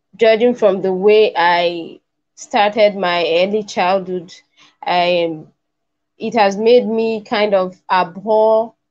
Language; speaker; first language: English; non-native, local second language; Igbo